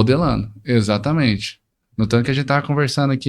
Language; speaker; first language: Portuguese; native; Portuguese